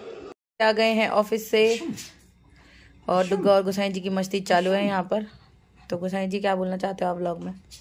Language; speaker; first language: Hindi; native; Hindi